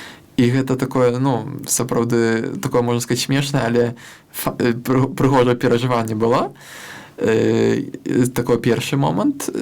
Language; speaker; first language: Belarusian; non-native, local second language; Russian